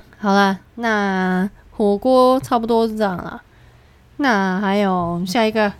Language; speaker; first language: Chinese; non-native, local second language; Cantonese